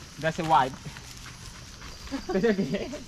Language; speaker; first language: English; non-native, learner; Indonesian